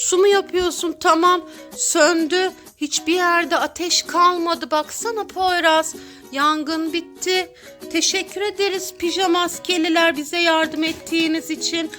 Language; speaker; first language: Turkish; native; Turkish